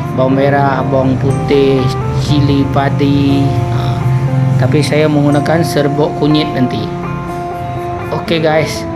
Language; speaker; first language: Malay; non-native, local second language; Iban